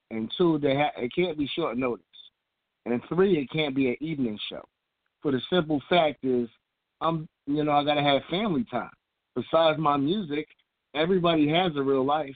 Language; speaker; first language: English; native; English